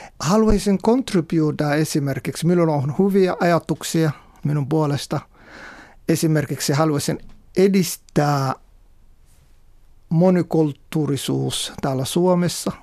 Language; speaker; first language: Finnish; non-native, fluent; Somali